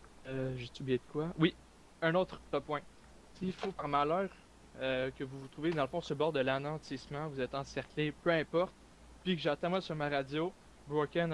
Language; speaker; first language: French; native; French